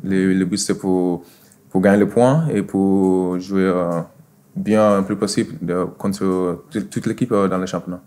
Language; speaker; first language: French; non-native, fluent; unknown